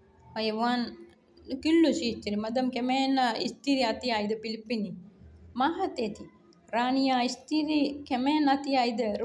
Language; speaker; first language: Arabic; non-native, learner; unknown